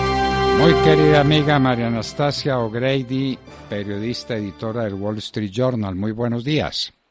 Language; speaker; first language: Spanish; native; Spanish